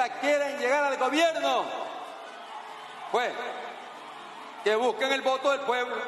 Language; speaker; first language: Spanish; native; Spanish